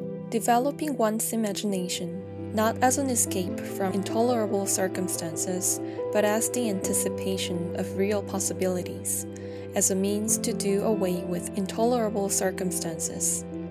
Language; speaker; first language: English; non-native, fluent; Korean